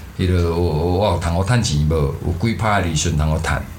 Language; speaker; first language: Chinese; non-native, local second language; Min Nan Chinese